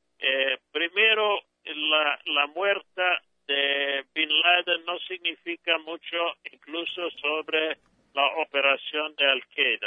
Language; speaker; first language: Spanish; non-native, fluent; English